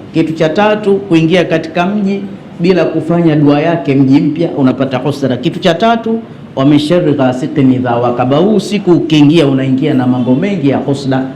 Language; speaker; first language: Swahili; native; Swahili